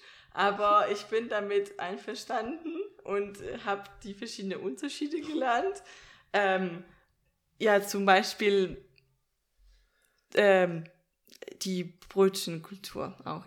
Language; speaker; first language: German; non-native, learner; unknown